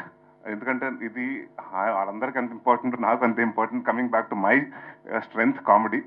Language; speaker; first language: Telugu; native; Telugu